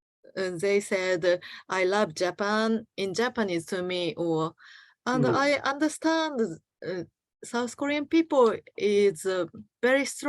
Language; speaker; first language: English; non-native, learner; Japanese